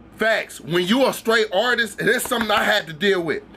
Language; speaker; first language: English; native; English